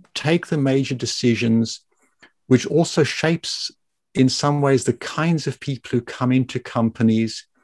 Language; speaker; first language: English; native; English